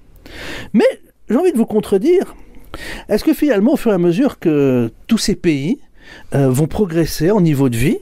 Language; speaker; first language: French; native; French